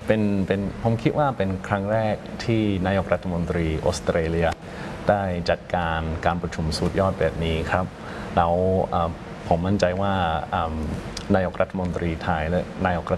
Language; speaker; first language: Thai; non-native, fluent; English